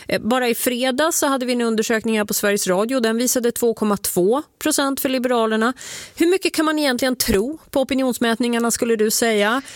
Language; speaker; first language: Swedish; native; Swedish